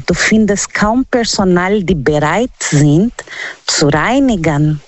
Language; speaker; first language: German; non-native, learner; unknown